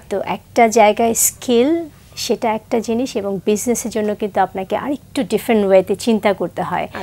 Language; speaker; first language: Bangla; native; Bangla